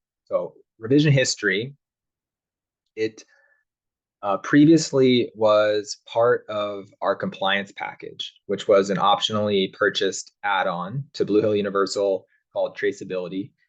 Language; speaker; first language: English; native; English